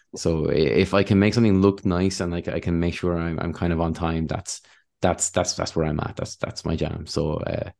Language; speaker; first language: English; native; English